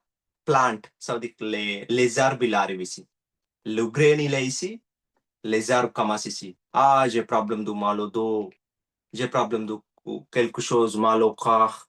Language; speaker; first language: French; non-native, learner; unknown